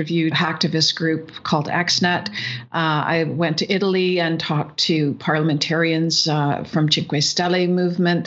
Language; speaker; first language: English; native; English